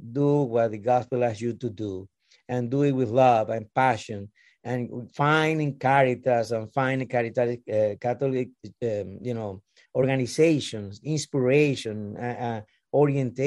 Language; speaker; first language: English; non-native, learner; Spanish